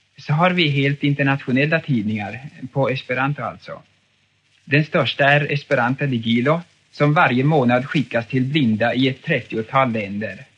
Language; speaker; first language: Swedish; native; Swedish